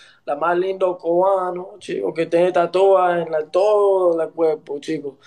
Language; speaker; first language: Spanish; early bilingual, other home language; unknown